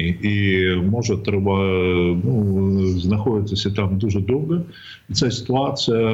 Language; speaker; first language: Ukrainian; native; Ukrainian